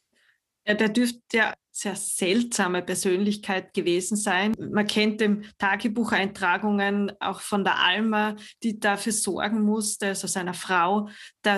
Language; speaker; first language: German; native; German